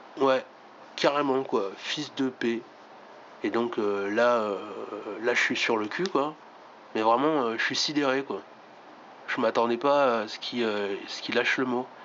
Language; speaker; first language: French; native; French